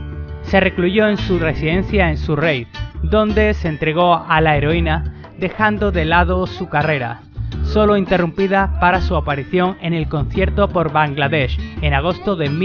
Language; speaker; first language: Spanish; native; Spanish